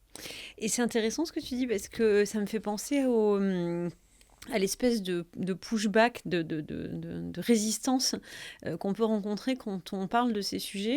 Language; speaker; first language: French; native; French